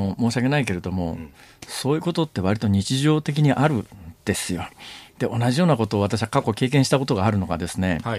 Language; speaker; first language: Japanese; native; Japanese